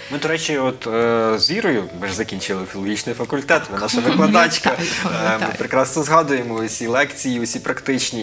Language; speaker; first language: Ukrainian; native; Ukrainian